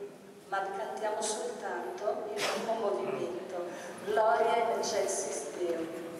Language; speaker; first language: Italian; native; Italian